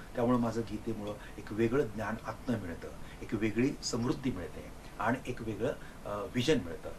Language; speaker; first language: Marathi; non-native, local second language; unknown